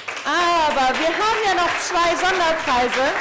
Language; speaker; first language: German; native; German